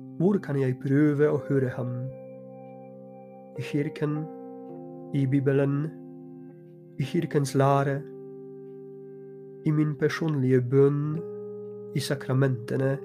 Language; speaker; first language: Norwegian; non-native, fluent; Polish